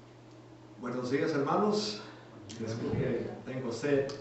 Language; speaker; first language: Spanish; native; Spanish